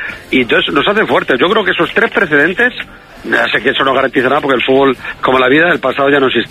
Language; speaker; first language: Spanish; native; Spanish